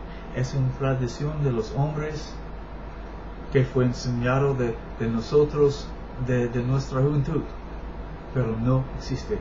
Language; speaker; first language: Spanish; non-native, learner; English